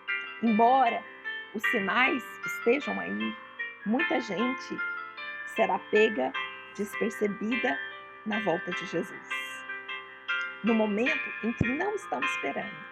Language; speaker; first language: Portuguese; native; Portuguese